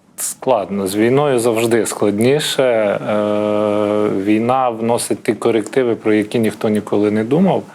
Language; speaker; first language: Ukrainian; native; Ukrainian